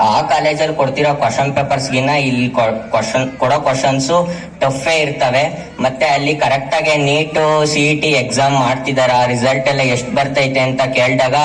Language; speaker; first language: Kannada; native; Kannada